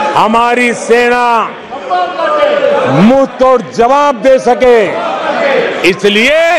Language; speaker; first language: Hindi; non-native, local second language; Gujarati